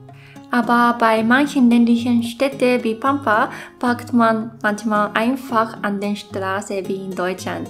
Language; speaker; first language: German; non-native, fluent; Japanese